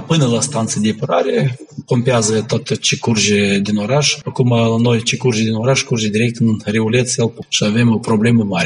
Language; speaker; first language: Romanian; non-native, local second language; Gagauz